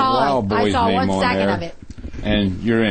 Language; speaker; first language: English; native; English